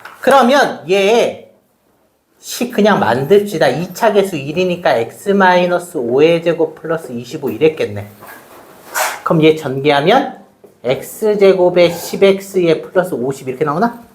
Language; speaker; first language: Korean; native; Korean